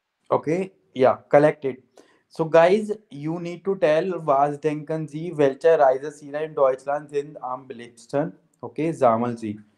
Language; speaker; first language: German; non-native, fluent; Hindi